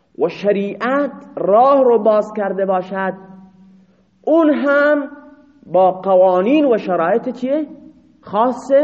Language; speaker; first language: Persian; non-native, local second language; Baluchi